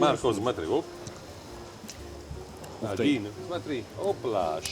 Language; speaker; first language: Russian; non-native, learner; Italian